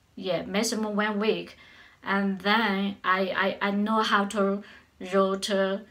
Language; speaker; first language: English; non-native, learner; Chinese